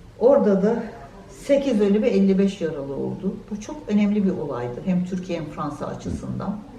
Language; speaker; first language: Turkish; native; Turkish